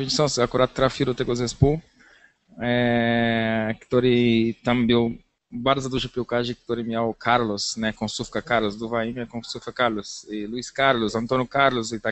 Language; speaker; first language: Polish; non-native, learner; Portuguese